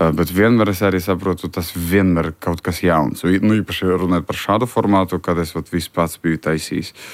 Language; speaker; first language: Latvian; non-native, local second language; Russian